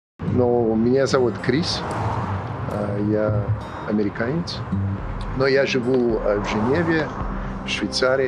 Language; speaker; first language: Russian; non-native, fluent; English